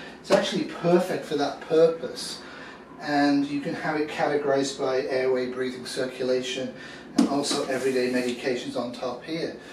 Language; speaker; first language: English; native; English